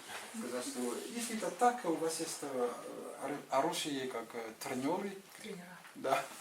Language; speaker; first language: Russian; non-native, fluent; French